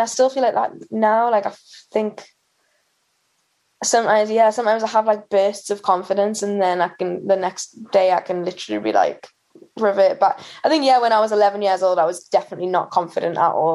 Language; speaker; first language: English; native; English